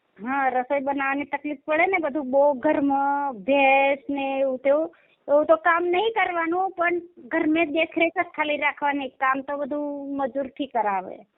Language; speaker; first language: Gujarati; native; Gujarati